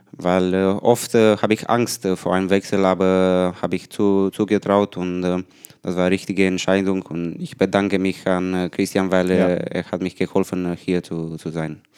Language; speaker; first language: German; non-native, learner; Romanian